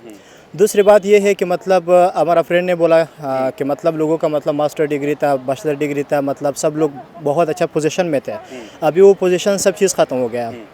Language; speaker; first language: Hindi; non-native, learner; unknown